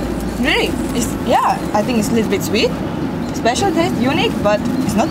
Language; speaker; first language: English; non-native, fluent; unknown